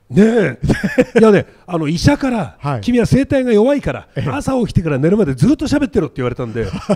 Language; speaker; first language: Japanese; native; Japanese